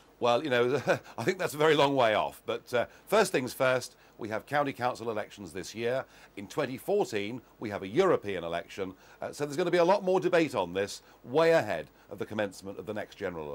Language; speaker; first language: English; native; English